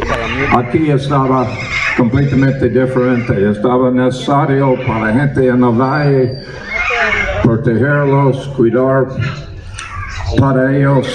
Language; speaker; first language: Spanish; non-native, learner; English